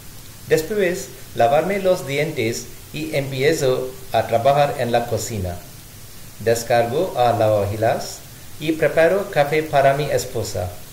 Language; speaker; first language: Spanish; non-native, learner; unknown